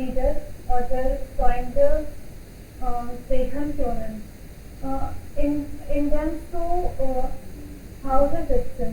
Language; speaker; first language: German; non-native, learner; Hindi